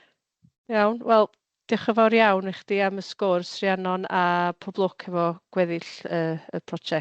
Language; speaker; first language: Welsh; native; Welsh